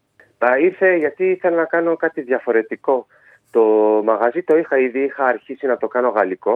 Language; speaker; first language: Greek; early bilingual, heritage; Greek